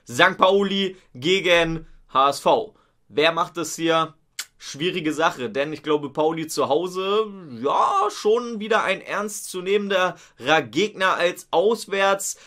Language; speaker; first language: German; native; German